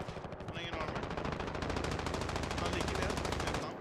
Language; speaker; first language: Swedish; native; Swedish